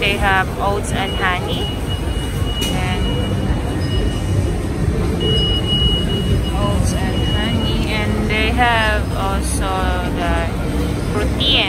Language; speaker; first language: English; non-native, learner; Filipino